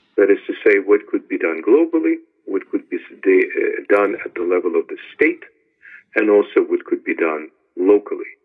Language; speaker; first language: English; non-native, fluent; Ukrainian